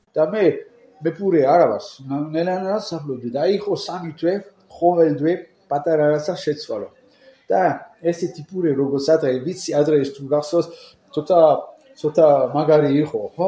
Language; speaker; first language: Georgian; non-native, learner; French